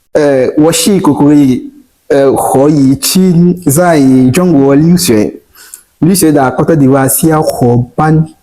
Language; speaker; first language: Chinese; non-native, learner; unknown